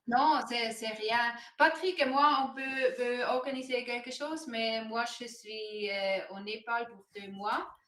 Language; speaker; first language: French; non-native, learner; German